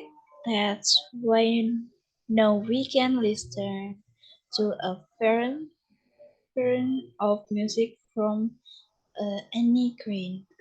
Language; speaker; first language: English; non-native, learner; Indonesian